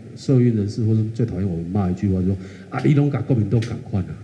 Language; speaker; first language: Chinese; native; Chinese